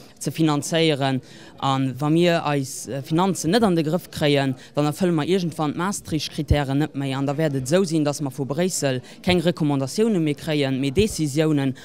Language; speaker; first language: Luxembourgish; native; Luxembourgish